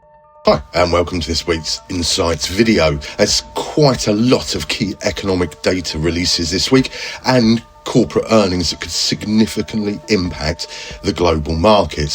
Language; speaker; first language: English; native; English